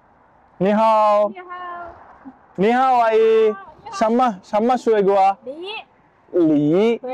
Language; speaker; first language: Chinese; non-native, learner; Bangla